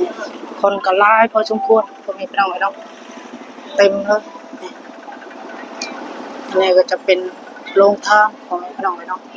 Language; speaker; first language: Thai; non-native, local second language; Northeastern Thai